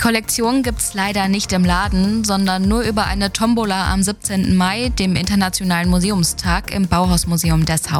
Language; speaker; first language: German; native; German